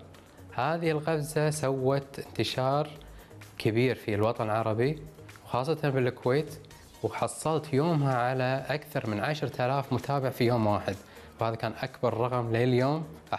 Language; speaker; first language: Arabic; native; Arabic